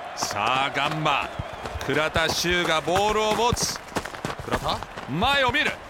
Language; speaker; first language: Japanese; non-native, fluent; German